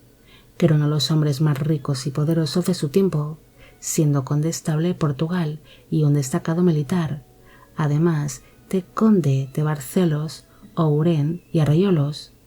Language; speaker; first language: Spanish; native; Spanish